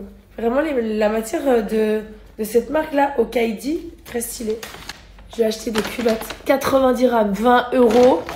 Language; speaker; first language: French; native; French